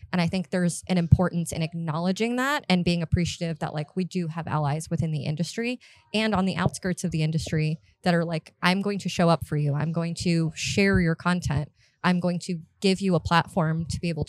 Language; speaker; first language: English; native; English